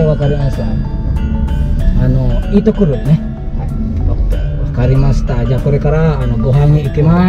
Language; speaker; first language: Japanese; non-native, fluent; Indonesian